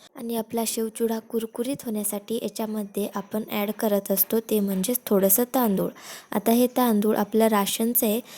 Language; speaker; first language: Marathi; non-native, local second language; Lambadi